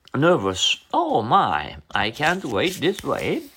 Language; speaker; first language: English; non-native, learner; Japanese